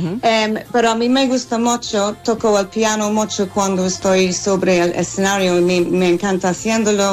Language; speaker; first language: Spanish; non-native, fluent; English